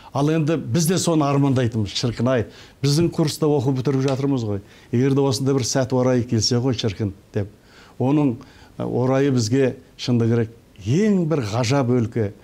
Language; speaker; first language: Kazakh; early bilingual, heritage; Kazakh